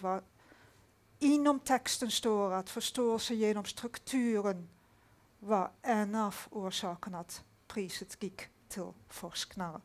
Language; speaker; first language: Swedish; non-native, fluent; Dutch